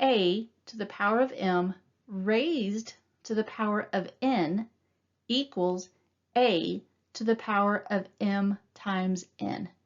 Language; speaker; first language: English; native; English